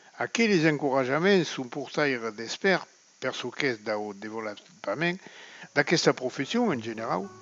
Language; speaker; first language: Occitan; native; Occitan